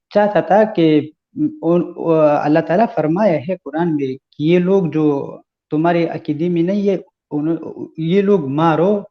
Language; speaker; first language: Hindi; non-native, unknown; Pashto